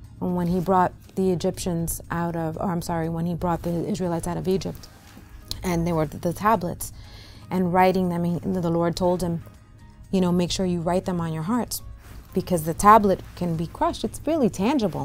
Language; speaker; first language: English; early bilingual, other home language; Spanish